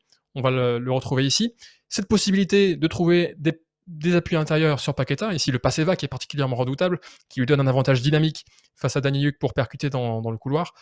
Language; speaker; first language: French; native; French